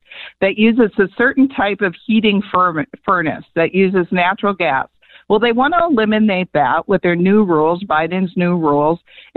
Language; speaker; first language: English; native; English